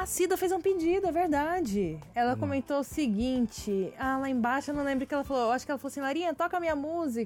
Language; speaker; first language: Portuguese; native; Portuguese